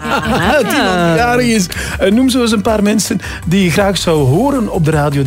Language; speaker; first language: Dutch; native; Dutch